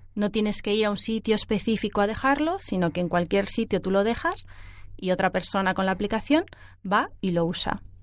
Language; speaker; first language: Spanish; native; Spanish